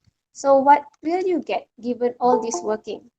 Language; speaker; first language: English; non-native, local second language; Malay